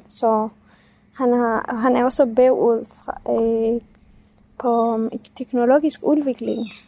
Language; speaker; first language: Danish; non-native, fluent; Kurdish